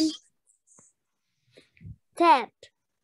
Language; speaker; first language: English; non-native, learner; Vietnamese